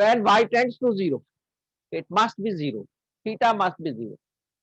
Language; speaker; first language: English; non-native, local second language; Hindi